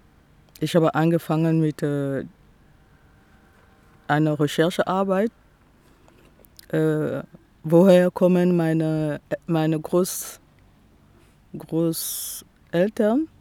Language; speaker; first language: German; non-native, fluent; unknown